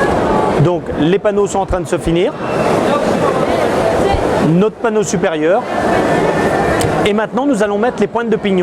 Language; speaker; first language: French; native; French